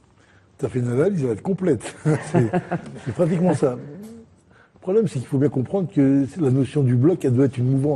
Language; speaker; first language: French; non-native, local second language; Arabic